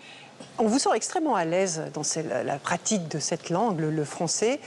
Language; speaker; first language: French; native; French